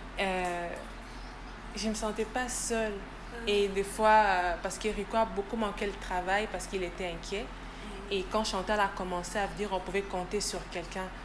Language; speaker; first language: French; native; French